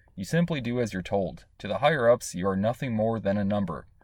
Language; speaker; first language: English; native; English